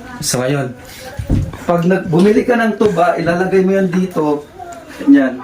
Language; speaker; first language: Filipino; non-native, local second language; Cebuano